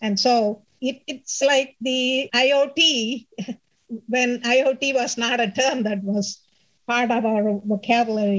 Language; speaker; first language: English; non-native, local second language; Tamil